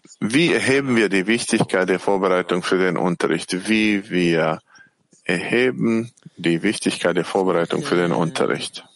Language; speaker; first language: German; non-native, fluent; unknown